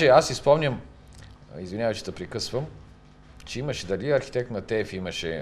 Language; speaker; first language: Bulgarian; native; Bulgarian